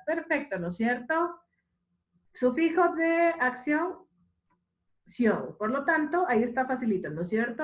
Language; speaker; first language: Spanish; native; Spanish